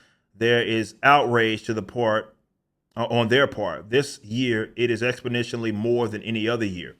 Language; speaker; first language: English; native; English